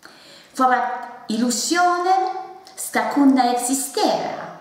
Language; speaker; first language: Swedish; non-native, fluent; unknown